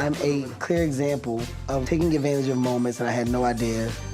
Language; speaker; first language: English; native; English